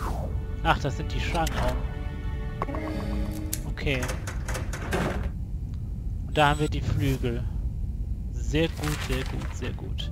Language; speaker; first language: German; native; German